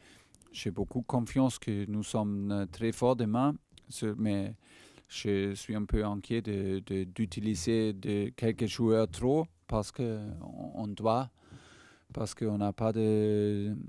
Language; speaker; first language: French; non-native, fluent; German